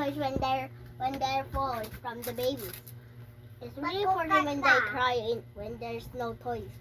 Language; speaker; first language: English; non-native, local second language; Cebuano